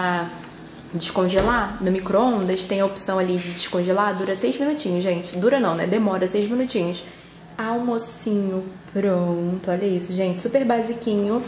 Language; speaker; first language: Portuguese; native; Portuguese